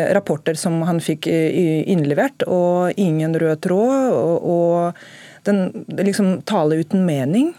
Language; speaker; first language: Norwegian; non-native, fluent; Russian